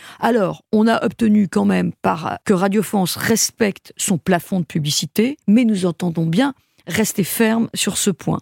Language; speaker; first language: French; native; French